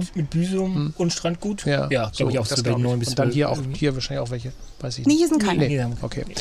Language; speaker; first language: German; native; German